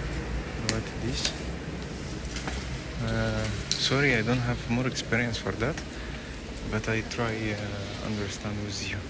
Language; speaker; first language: English; non-native, learner; Arabic